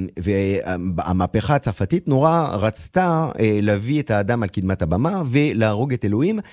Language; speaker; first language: Hebrew; non-native, fluent; French